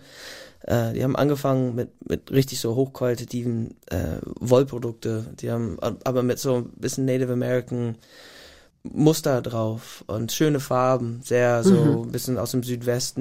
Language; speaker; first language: German; non-native, fluent; English